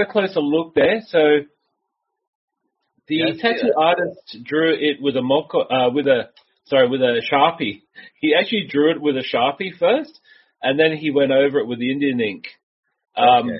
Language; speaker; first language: English; native; English